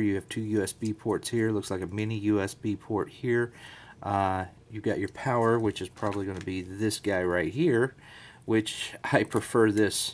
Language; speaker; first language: English; native; English